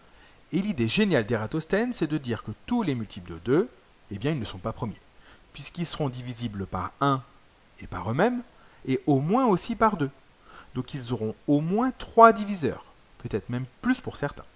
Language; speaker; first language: French; native; French